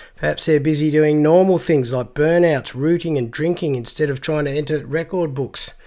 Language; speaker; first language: English; native; English